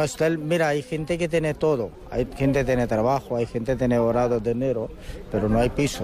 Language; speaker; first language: Spanish; non-native, learner; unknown